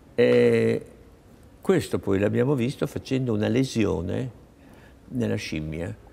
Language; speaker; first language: Italian; native; Italian